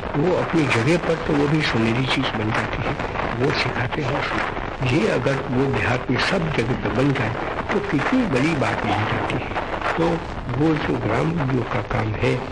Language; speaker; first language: Hindi; non-native, local second language; Gujarati